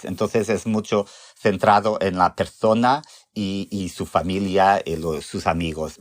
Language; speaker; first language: Spanish; non-native, fluent; Portuguese